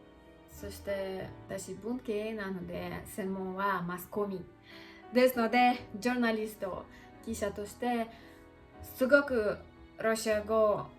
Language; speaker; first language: Japanese; non-native, learner; Russian